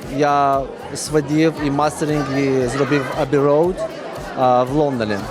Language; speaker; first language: Ukrainian; non-native, learner; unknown